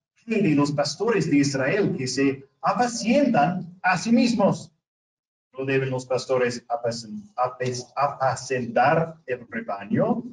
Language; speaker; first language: Spanish; non-native, fluent; English